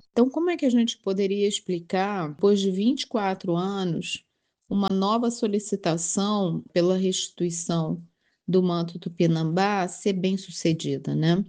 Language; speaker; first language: Portuguese; native; Portuguese